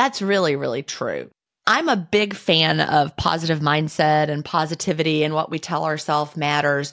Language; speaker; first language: English; native; English